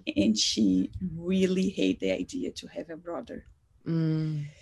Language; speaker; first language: English; non-native, fluent; Portuguese